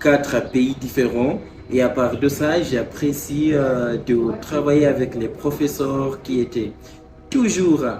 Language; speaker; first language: French; non-native, fluent; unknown